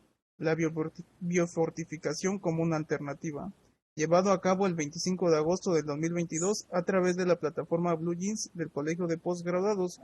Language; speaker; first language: Spanish; native; Spanish